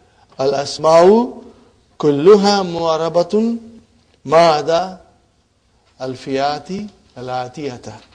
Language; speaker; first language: Arabic; non-native, fluent; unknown